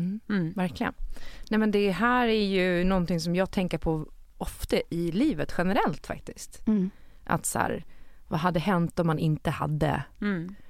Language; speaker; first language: Swedish; native; Swedish